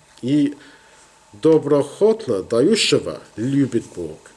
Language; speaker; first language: Russian; non-native, learner; English